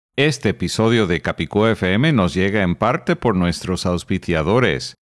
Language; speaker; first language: Spanish; non-native, fluent; English